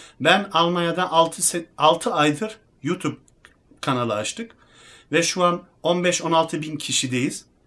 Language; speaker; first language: Turkish; early bilingual, heritage; Turkish